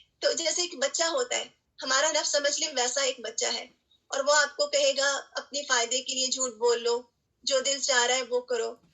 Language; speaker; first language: Urdu; native; Urdu